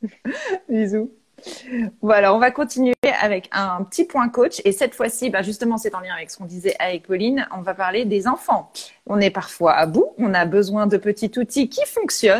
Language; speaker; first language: French; native; French